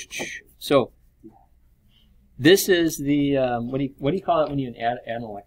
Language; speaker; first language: English; native; English